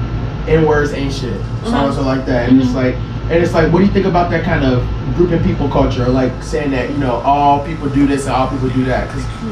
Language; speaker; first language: English; non-native, fluent; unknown